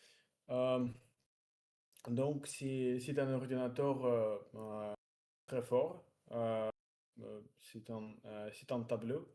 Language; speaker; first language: French; non-native, learner; Russian